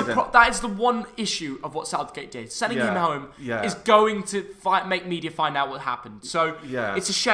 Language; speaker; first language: English; native; English